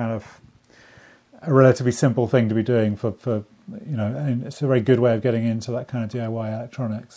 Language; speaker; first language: English; native; English